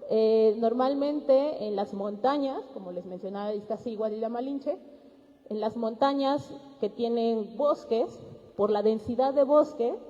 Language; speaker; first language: Spanish; native; Spanish